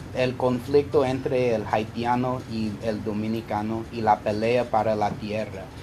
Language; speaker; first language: Spanish; non-native, learner; English